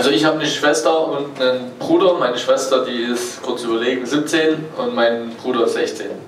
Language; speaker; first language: German; native; German